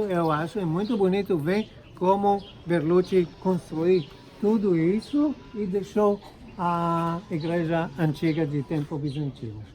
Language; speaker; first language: Portuguese; non-native, fluent; Hebrew